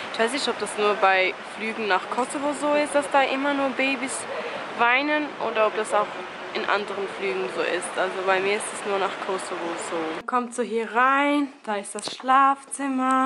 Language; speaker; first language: German; early bilingual, other home language; Albanian